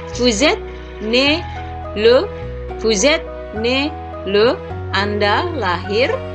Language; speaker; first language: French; non-native, fluent; Indonesian